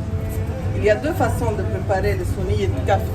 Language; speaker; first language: French; non-native, local second language; Arabic